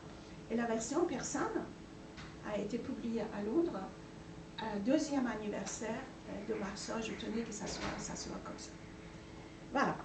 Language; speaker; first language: French; non-native, fluent; Persian